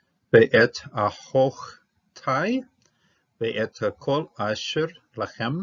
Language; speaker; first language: Hebrew; non-native, fluent; English